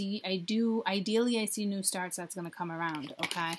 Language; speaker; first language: English; native; English